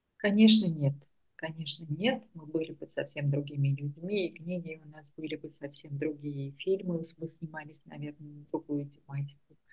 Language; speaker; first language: Russian; non-native, local second language; Armenian